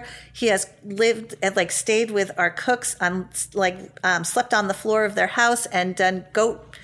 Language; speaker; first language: English; native; English